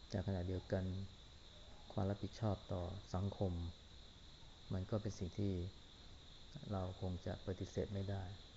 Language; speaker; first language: Thai; native; Thai